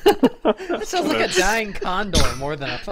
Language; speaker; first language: English; native; English